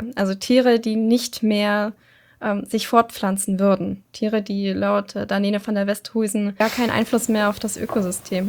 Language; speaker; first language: German; native; German